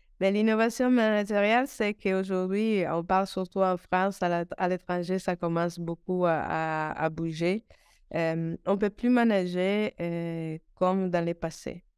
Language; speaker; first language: French; non-native, fluent; Italian